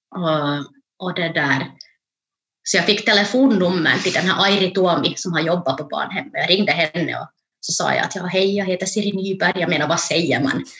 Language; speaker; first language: Swedish; native; Swedish